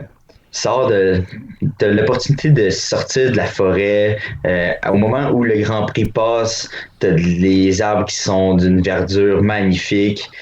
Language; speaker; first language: French; native; French